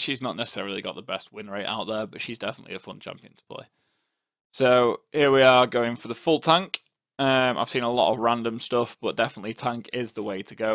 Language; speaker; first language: English; native; English